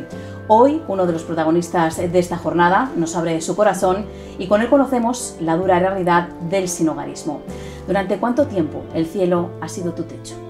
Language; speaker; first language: Spanish; native; Spanish